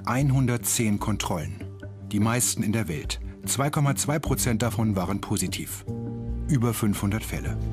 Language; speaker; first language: German; native; German